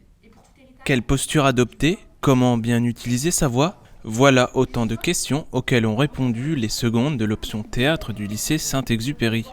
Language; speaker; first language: French; native; French